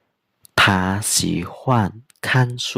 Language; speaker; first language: Chinese; non-native, fluent; Khmer